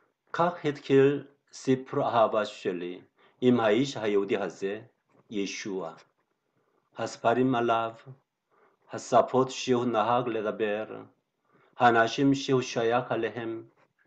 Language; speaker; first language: Hebrew; non-native, fluent; Korean